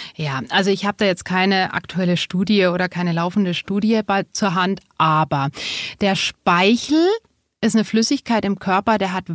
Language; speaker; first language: German; native; German